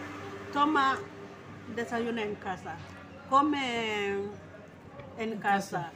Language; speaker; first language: Spanish; non-native, learner; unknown